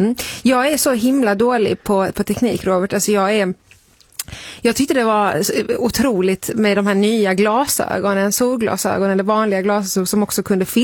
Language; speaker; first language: Swedish; native; Swedish